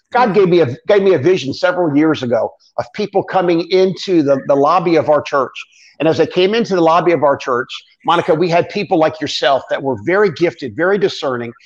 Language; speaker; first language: English; native; English